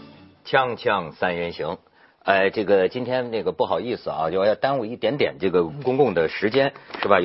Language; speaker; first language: Chinese; native; Chinese